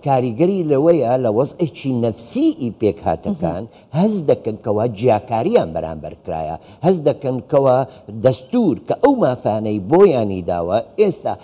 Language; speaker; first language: Central Kurdish; non-native, local second language; Syriac